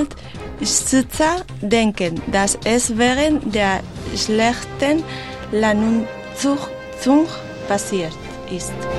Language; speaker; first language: German; non-native, learner; Spanish